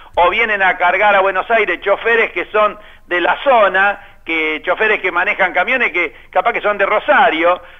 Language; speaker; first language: Spanish; native; Spanish